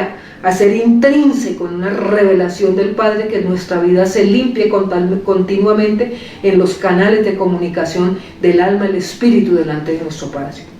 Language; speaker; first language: Spanish; native; Spanish